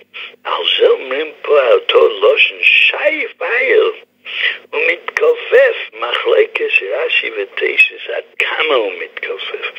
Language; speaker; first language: Hebrew; non-native, fluent; English